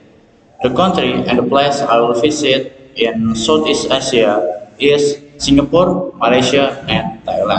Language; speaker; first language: English; non-native, learner; Indonesian